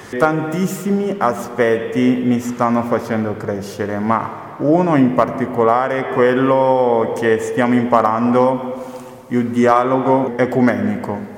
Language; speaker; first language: Italian; non-native, fluent; Portuguese